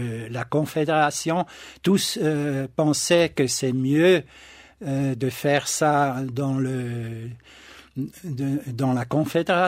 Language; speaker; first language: French; non-native, local second language; German